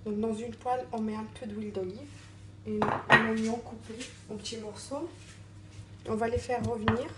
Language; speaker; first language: French; non-native, local second language; Arabic